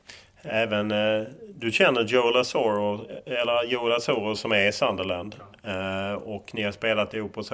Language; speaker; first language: Swedish; native; Swedish